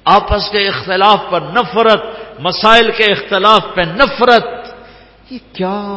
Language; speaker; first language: Urdu; native; Urdu